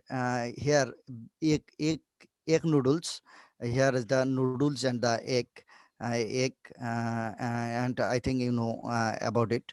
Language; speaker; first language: English; non-native, local second language; Bangla